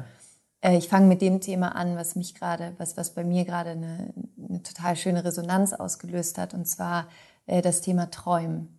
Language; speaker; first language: German; native; German